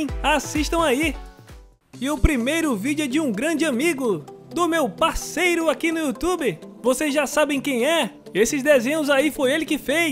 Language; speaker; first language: Portuguese; native; Portuguese